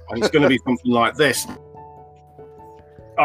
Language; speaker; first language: English; native; English